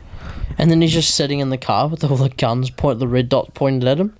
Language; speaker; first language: English; native; English